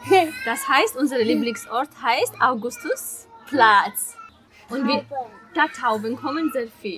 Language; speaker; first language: German; non-native, learner; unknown